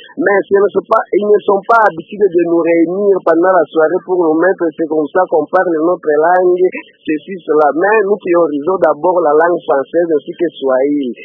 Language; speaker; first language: French; non-native, local second language; Swahili